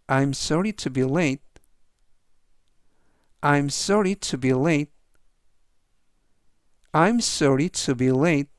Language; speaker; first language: English; non-native, fluent; Korean